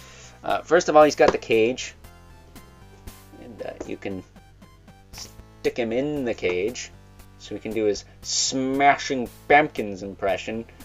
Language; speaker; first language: English; native; English